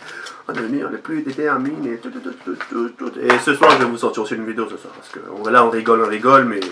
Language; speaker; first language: French; native; French